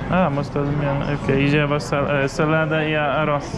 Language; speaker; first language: Spanish; non-native, learner; English